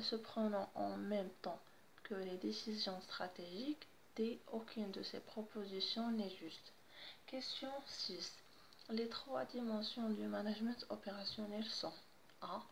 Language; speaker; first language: French; non-native, local second language; Arabic